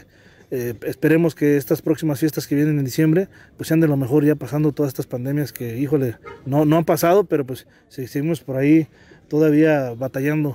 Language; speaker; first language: Spanish; native; Spanish